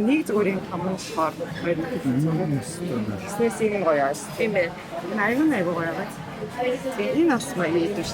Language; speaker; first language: Mongolian; native; Mongolian